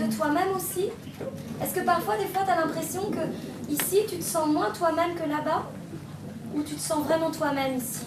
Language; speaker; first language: French; native; French